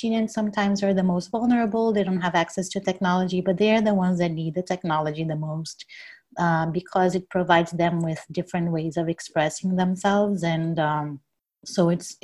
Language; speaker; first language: English; non-native, fluent; Portuguese